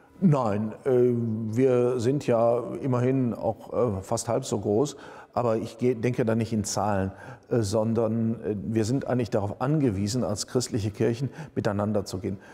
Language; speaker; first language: German; native; German